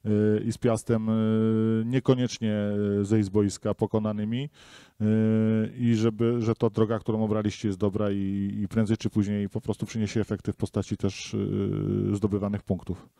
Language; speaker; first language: Polish; native; Polish